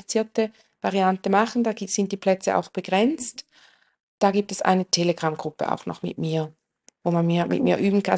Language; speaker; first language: German; native; German